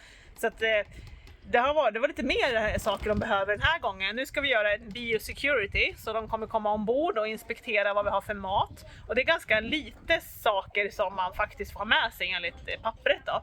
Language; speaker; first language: Swedish; native; Swedish